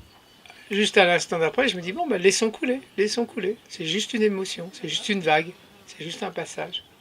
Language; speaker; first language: French; native; French